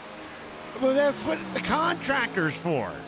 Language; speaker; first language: English; native; English